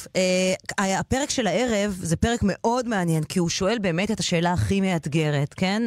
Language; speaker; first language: Hebrew; native; Hebrew